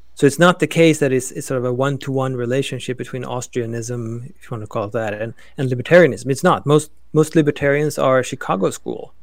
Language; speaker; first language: English; non-native, fluent; Swedish